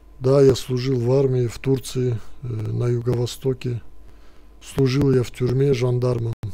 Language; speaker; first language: Russian; non-native, local second language; Turkish